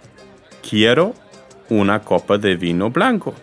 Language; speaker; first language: Spanish; non-native, fluent; English